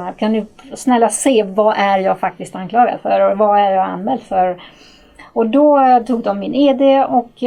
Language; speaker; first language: Swedish; non-native, fluent; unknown